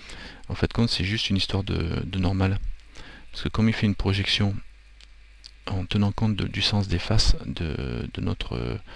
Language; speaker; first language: French; native; French